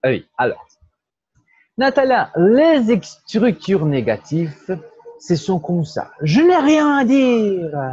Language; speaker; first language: French; non-native, fluent; Portuguese